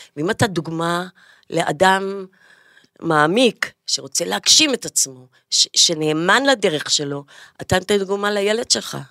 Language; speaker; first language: Hebrew; native; Hebrew